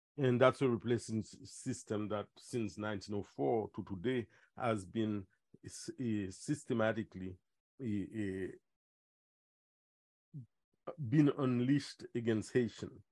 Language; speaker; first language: English; non-native, fluent; Haitian Creole